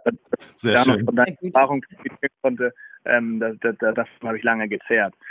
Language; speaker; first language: German; native; German